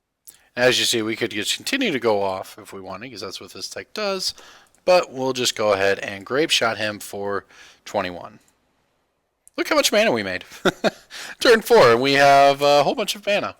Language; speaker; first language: English; native; English